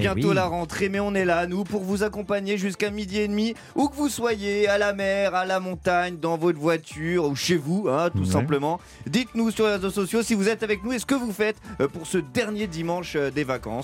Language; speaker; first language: French; native; French